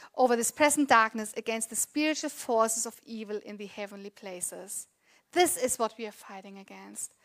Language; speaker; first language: English; non-native, fluent; German